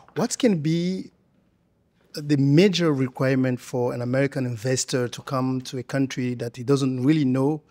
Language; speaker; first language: English; non-native, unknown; Lingala